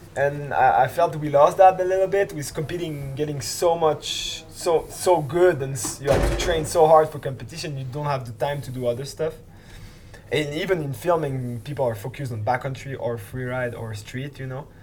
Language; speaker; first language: English; non-native, fluent; French